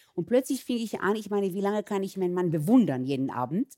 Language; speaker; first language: German; early bilingual, other home language; Hebrew